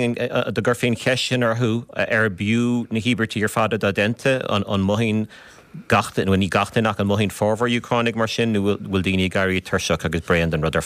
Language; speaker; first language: Irish; native; Irish